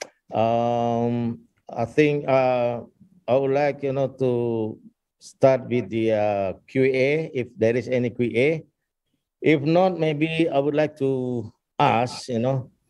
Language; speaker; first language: English; non-native, fluent; Indonesian